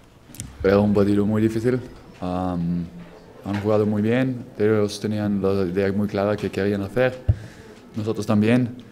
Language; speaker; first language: Spanish; non-native, fluent; German